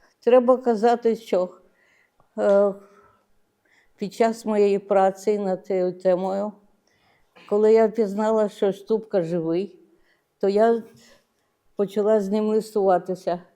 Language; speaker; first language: Ukrainian; non-native, local second language; Russian